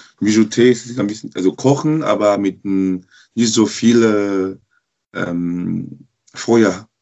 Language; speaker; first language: German; non-native, learner; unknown